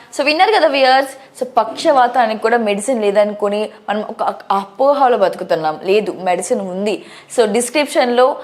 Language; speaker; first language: Telugu; native; Telugu